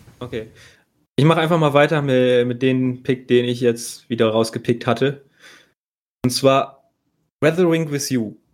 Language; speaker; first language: German; native; German